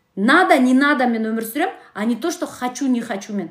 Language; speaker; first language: Russian; non-native, local second language; Kazakh